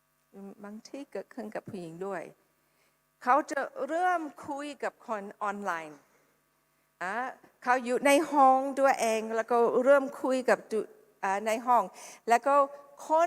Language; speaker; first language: Thai; non-native, fluent; English